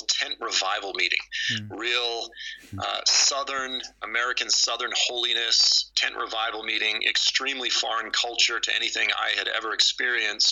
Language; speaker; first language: English; native; English